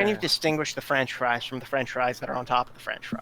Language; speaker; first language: English; native; English